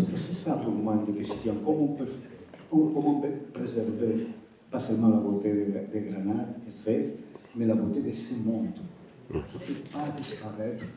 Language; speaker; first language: French; non-native, fluent; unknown